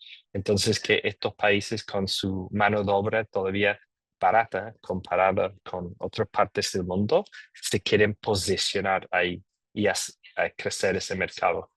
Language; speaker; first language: Spanish; non-native, fluent; English